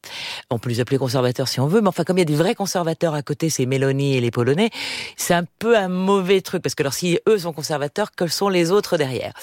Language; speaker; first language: French; native; French